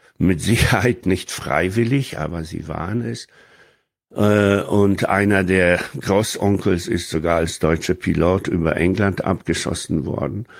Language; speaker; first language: German; non-native, fluent; Polish